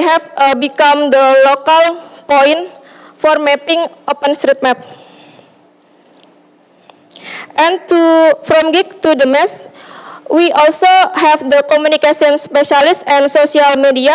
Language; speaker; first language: English; non-native, learner; Indonesian